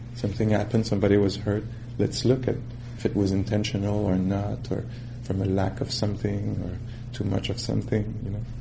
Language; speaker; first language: English; non-native, fluent; French